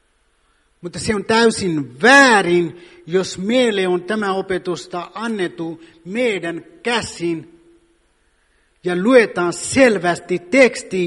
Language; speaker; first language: Finnish; non-native, fluent; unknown